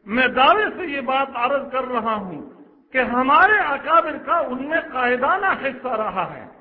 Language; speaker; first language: Urdu; non-native, local second language; Pashto